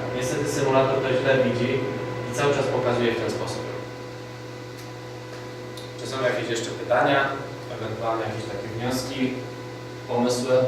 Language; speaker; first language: Polish; native; Polish